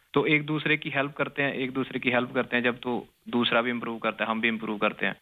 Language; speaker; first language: Hindi; non-native, local second language; Punjabi